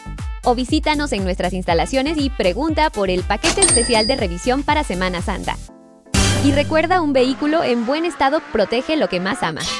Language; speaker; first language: Spanish; native; Spanish